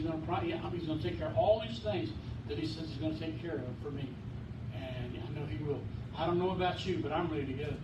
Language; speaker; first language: English; native; English